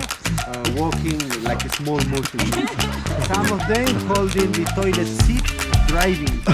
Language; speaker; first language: English; non-native, fluent; Spanish